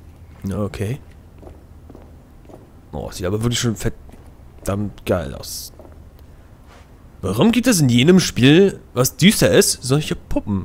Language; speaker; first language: German; native; German